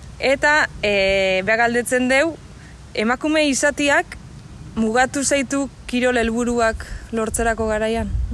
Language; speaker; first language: Basque; native; Basque